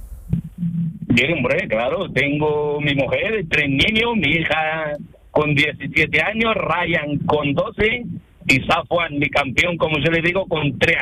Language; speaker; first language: Spanish; non-native, fluent; Arabic